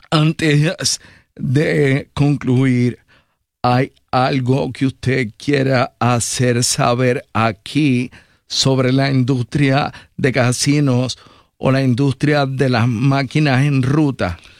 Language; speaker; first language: Spanish; native; Spanish